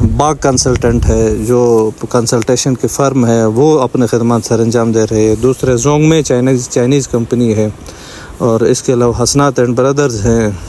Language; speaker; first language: Urdu; non-native, local second language; Shina